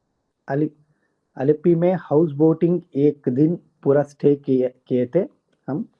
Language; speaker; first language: Hindi; non-native, local second language; Telugu